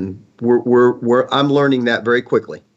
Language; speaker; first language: English; native; English